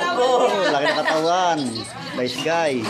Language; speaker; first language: Filipino; native; Filipino